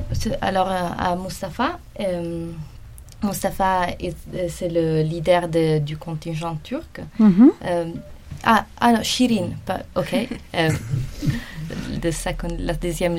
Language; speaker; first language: French; non-native, fluent; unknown